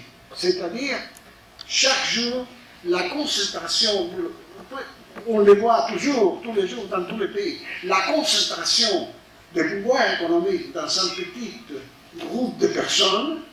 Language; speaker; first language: French; non-native, fluent; Spanish